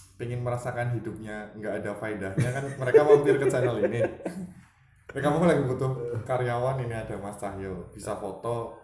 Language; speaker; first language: Indonesian; native; Indonesian